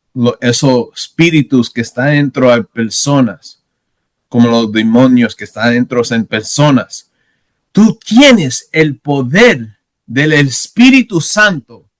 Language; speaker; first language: Spanish; non-native, learner; English